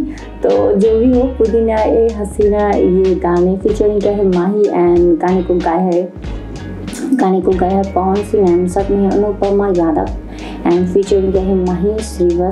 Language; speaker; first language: Hindi; non-native, fluent; Bangla